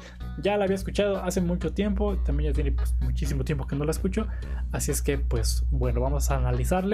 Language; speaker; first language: Spanish; native; Spanish